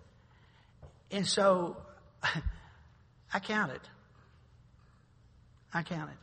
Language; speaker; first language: English; native; English